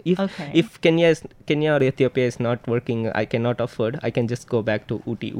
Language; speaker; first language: English; non-native, local second language; Tamil